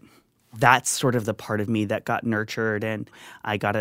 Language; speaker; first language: English; native; English